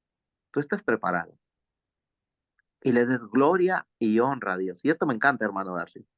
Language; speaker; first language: Spanish; native; Spanish